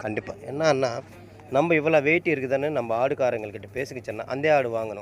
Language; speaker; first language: Tamil; native; Tamil